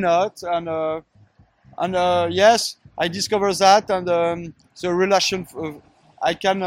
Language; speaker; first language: English; non-native, learner; French